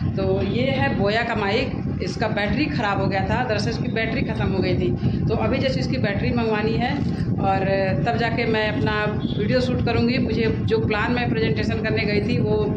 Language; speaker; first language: Hindi; native; Hindi